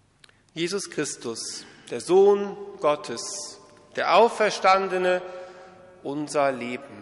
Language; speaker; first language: German; native; German